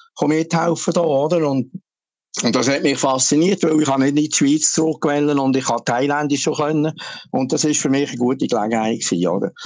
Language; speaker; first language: German; native; German